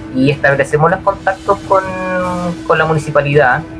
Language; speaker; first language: Spanish; native; Spanish